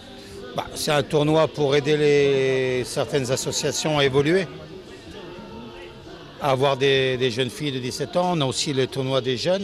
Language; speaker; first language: French; native; French